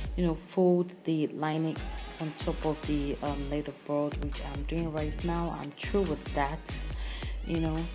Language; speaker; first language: English; non-native, local second language; Yoruba